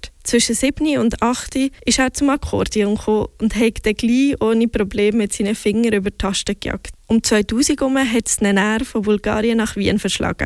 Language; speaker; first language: German; native; German